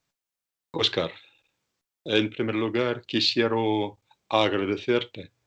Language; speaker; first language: Spanish; non-native, fluent; Russian